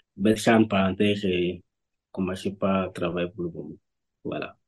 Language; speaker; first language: French; non-native, local second language; Fon